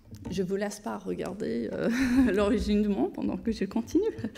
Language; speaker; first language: French; non-native, fluent; English